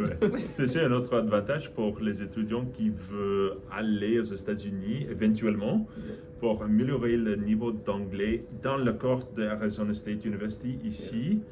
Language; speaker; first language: French; non-native, learner; English